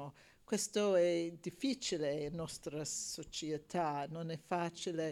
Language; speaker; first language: Italian; non-native, learner; English